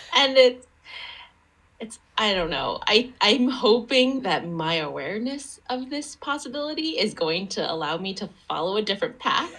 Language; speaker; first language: English; early bilingual, other home language; Chinese